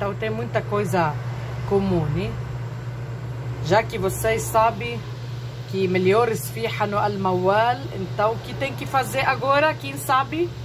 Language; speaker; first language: Portuguese; non-native, fluent; Arabic